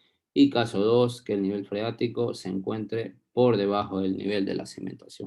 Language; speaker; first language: Spanish; native; Spanish